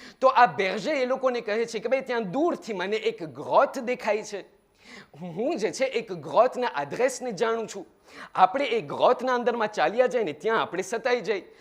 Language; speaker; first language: Gujarati; early bilingual, heritage; Gujarati